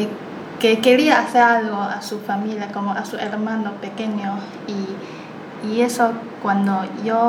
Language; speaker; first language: Spanish; non-native, learner; Chinese